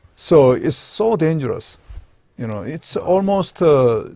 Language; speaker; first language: English; non-native, learner; Korean